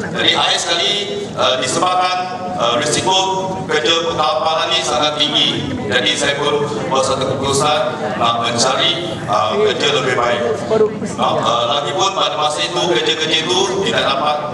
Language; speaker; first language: Malay; non-native, local second language; Chinese